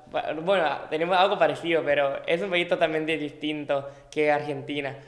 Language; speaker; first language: Spanish; non-native, fluent; Thai